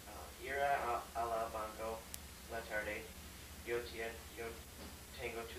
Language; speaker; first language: Spanish; non-native, learner; English